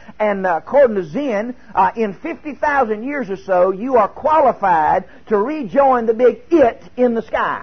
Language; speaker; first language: English; native; English